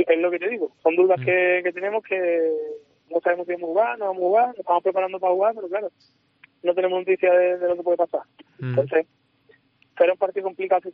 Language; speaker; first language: Spanish; native; Spanish